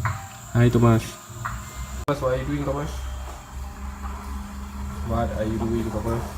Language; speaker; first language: English; non-native, local second language; Malay